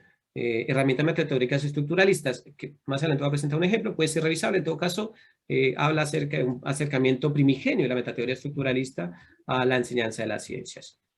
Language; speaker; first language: Spanish; native; Spanish